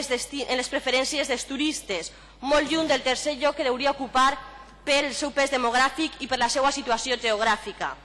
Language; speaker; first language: Catalan; native; Catalan